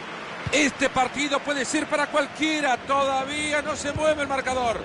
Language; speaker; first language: Spanish; native; Spanish